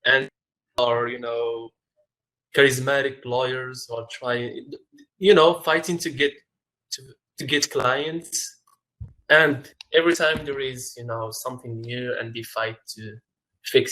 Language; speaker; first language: English; non-native, fluent; Arabic